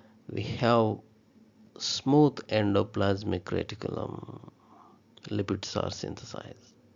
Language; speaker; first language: English; non-native, local second language; Telugu